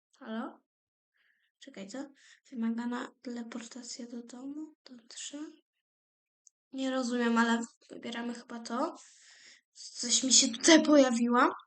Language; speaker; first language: Polish; native; Polish